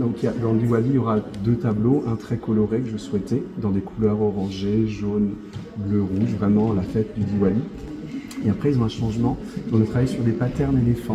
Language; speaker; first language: French; native; French